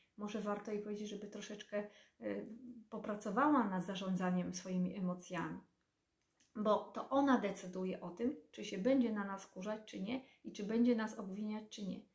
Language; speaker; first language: Polish; native; Polish